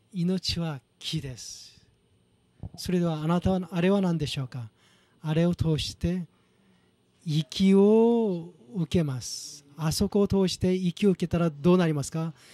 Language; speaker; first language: Japanese; non-native, fluent; Korean